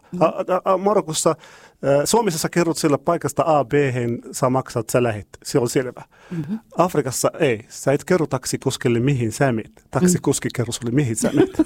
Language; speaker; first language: Finnish; non-native, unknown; Arabic